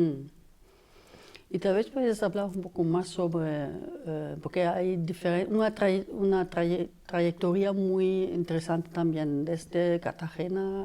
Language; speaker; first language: Spanish; non-native, fluent; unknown